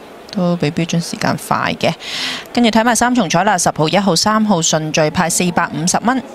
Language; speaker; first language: Cantonese; native; Cantonese